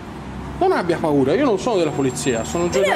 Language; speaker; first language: Italian; native; Italian